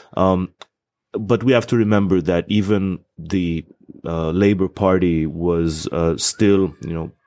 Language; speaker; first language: English; non-native, fluent; Hebrew